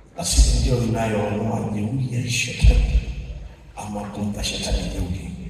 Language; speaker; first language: Swahili; non-native, local second language; Masai